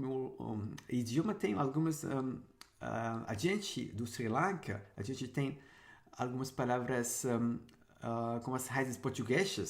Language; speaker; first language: Portuguese; non-native, fluent; Sinhala